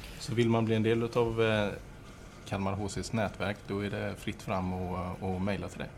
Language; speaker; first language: Swedish; native; Swedish